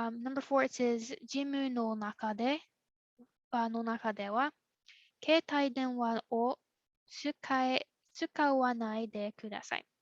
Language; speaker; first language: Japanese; non-native, fluent; English